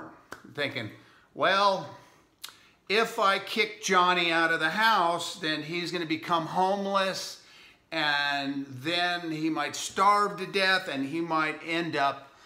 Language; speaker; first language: English; native; English